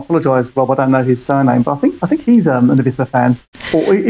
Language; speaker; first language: English; native; English